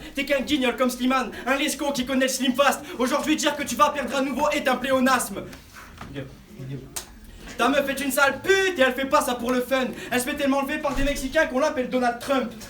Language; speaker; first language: French; native; French